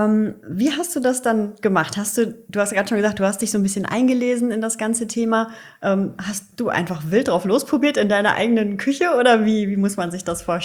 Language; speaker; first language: German; native; German